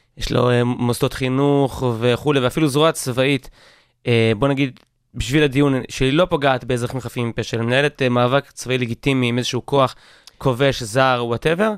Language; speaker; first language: Hebrew; native; Hebrew